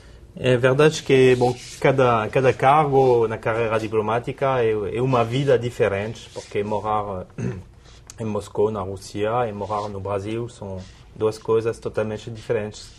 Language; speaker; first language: Portuguese; non-native, fluent; French